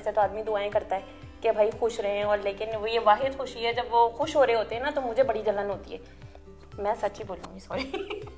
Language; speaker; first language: Urdu; native; Urdu